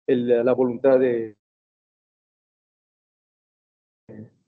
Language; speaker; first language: Spanish; native; Spanish